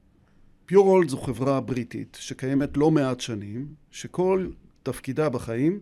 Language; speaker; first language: Hebrew; native; Hebrew